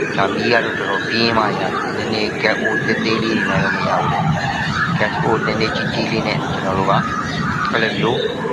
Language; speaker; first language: Burmese; native; Burmese